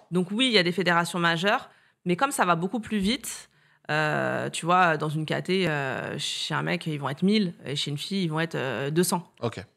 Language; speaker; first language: French; native; French